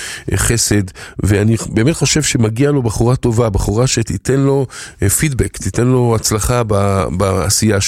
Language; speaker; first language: Hebrew; native; Hebrew